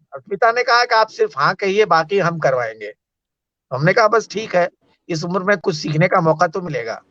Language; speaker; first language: Hindi; native; Hindi